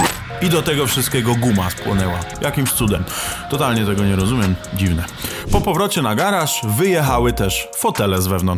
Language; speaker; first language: Polish; native; Polish